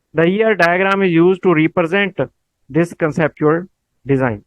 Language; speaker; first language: English; non-native, local second language; Punjabi